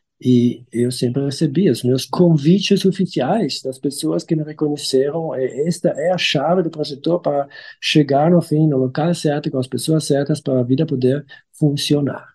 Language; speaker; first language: Portuguese; non-native, fluent; German